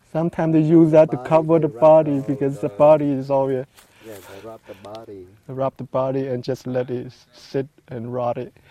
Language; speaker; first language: English; non-native, fluent; Khmer